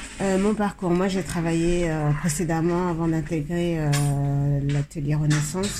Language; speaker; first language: French; native; French